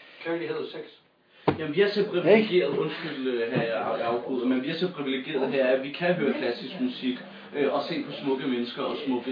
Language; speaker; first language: Danish; native; Danish